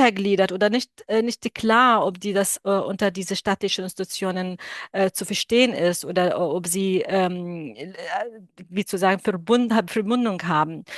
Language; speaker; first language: German; non-native, fluent; Arabic